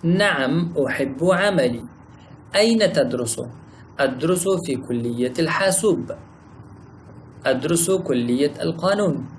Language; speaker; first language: Arabic; non-native, fluent; Pashto